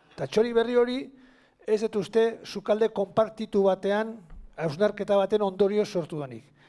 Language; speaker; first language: Basque; native; Basque